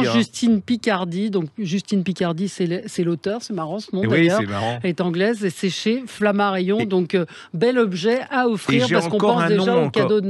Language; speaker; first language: French; native; French